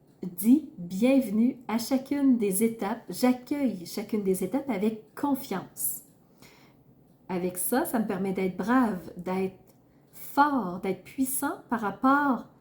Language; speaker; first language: French; native; French